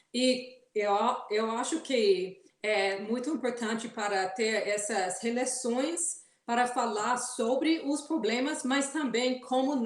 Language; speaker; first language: Portuguese; non-native, fluent; English